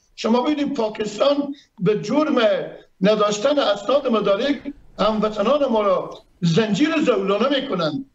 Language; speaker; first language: Persian; native; Persian